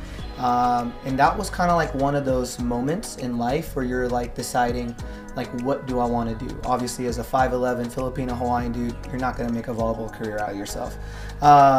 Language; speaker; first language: English; native; English